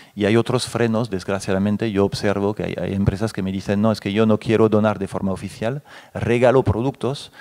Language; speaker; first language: Spanish; non-native, fluent; French